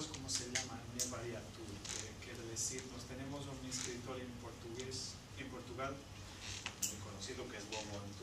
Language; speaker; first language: Spanish; non-native, fluent; Portuguese